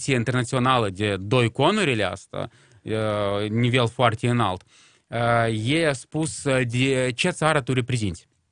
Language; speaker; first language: Romanian; non-native, local second language; Russian